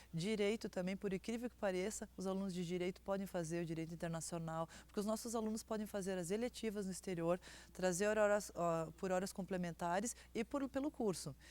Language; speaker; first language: Portuguese; native; Portuguese